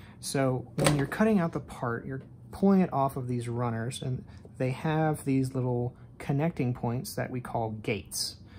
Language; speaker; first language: English; native; English